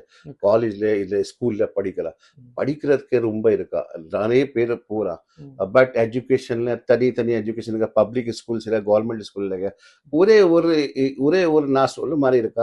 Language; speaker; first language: Tamil; non-native, fluent; Hindi